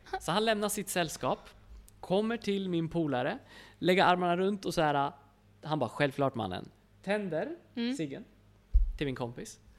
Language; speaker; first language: Swedish; early bilingual, other home language; Kurdish